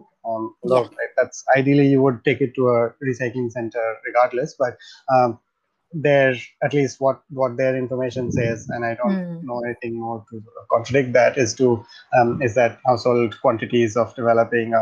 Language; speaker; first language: English; non-native, local second language; Bangla